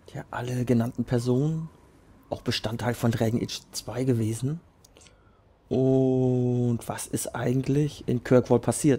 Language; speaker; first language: German; native; German